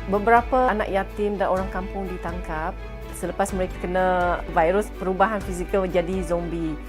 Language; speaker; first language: Malay; non-native, local second language; Iban